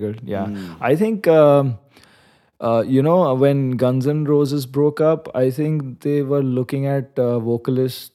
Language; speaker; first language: English; non-native, local second language; Hindi